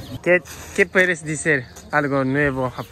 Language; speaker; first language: Spanish; non-native, learner; Japanese